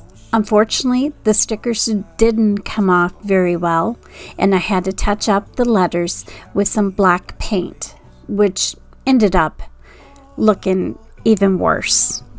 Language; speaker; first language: English; native; English